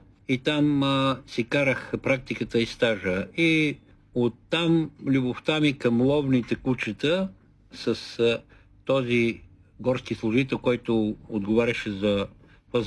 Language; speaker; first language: Bulgarian; native; Bulgarian